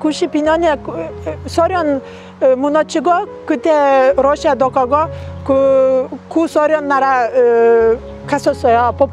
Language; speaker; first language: Korean; non-native, learner; Lithuanian